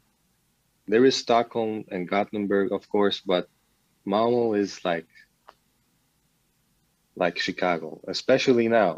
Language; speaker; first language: English; non-native, fluent; Swedish